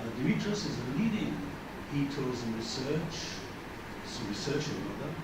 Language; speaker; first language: English; non-native, fluent; Greek